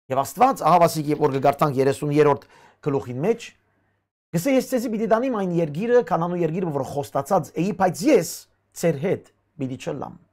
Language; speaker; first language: Armenian; native; Armenian